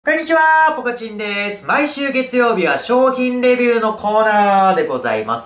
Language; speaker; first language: Japanese; native; Japanese